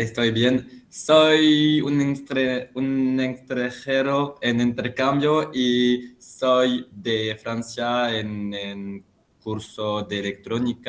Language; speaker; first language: Spanish; non-native, learner; French